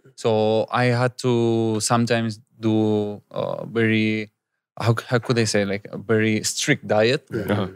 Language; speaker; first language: English; non-native, fluent; Spanish